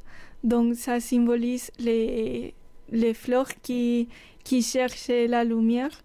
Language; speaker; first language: French; non-native, fluent; Spanish